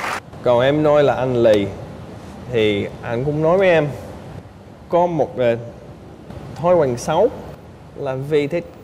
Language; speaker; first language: Vietnamese; early bilingual, heritage; Vietnamese